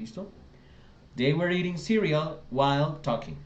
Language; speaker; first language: English; non-native, fluent; Spanish